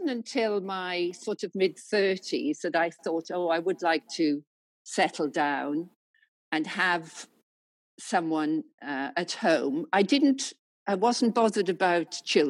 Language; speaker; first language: English; native; English